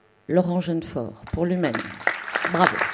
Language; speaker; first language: French; native; French